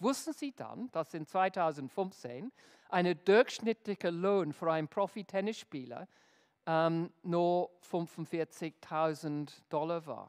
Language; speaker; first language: German; non-native, fluent; English